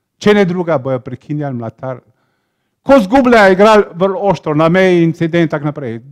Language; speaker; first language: Slovenian; native; Slovenian